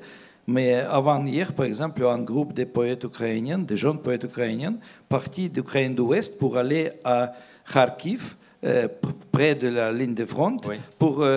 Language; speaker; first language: French; non-native, fluent; Russian